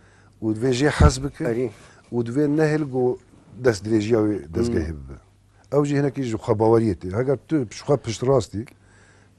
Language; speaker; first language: Kurdish; native; Kurdish